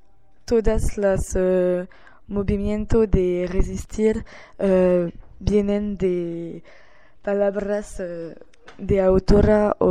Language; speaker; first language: Spanish; non-native, learner; French